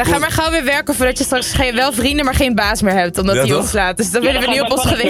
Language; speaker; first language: Dutch; native; Dutch